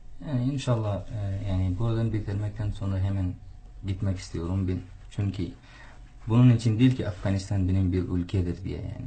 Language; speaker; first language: Turkish; non-native, fluent; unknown